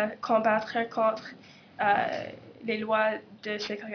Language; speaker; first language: French; non-native, local second language; English